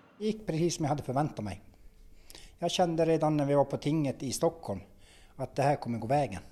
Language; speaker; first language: Swedish; native; Swedish